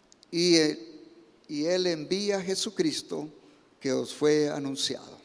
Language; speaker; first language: Spanish; native; Spanish